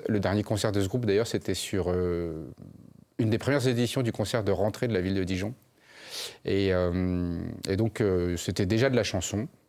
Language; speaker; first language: French; early bilingual, other home language; Khmer